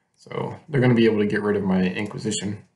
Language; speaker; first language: English; native; English